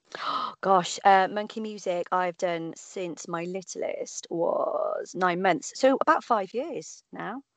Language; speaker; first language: English; native; English